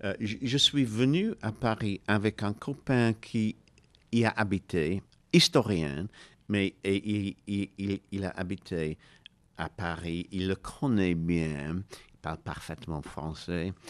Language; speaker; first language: French; non-native, learner; English